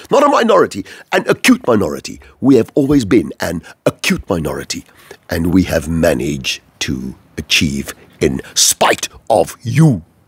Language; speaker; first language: English; non-native, local second language; Afrikaans